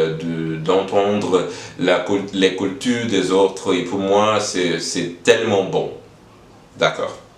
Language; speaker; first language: French; non-native, learner; English